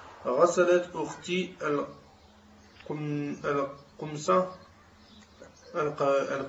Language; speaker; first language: Arabic; non-native, learner; French